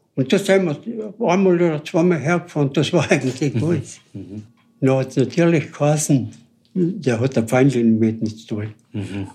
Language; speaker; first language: German; native; German